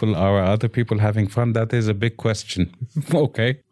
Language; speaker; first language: English; non-native, local second language; Arabic